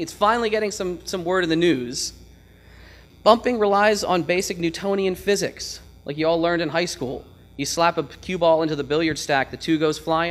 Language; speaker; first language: English; native; English